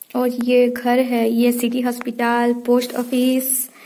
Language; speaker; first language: Hindi; non-native, local second language; Odia